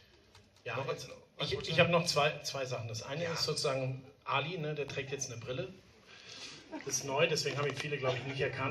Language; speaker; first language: German; native; German